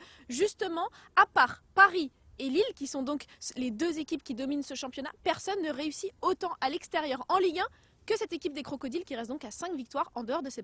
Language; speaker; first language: French; native; French